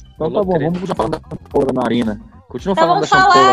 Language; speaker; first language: Portuguese; native; Portuguese